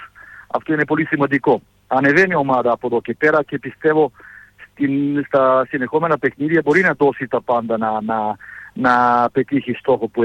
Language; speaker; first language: Greek; non-native, fluent; Serbian